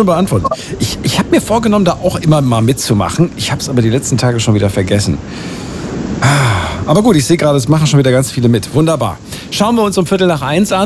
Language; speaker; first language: German; native; German